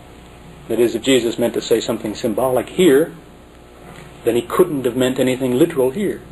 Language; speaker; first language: English; native; English